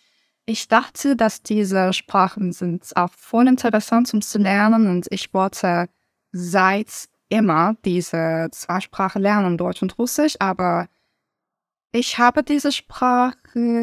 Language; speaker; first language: German; non-native, learner; Turkish